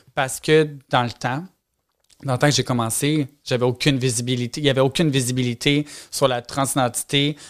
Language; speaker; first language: French; native; French